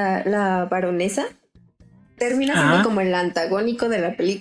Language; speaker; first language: Spanish; native; Spanish